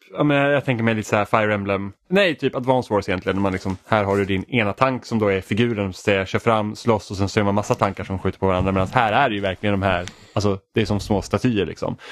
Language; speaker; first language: Swedish; native; Swedish